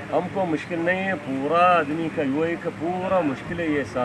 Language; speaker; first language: Hindi; non-native, learner; Arabic